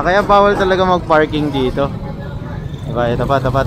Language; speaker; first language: Filipino; native; Filipino